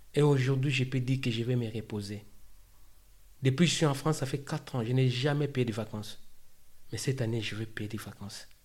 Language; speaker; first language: French; non-native, local second language; Lingala